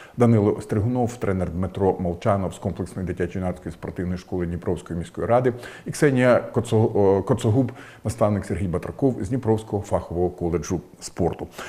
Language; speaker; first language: Ukrainian; native; Ukrainian